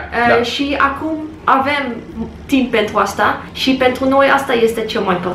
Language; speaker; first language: Romanian; non-native, learner; English